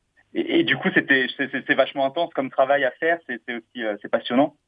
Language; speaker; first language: French; native; French